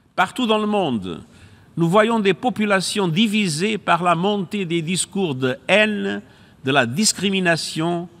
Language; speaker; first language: French; non-native, fluent; Portuguese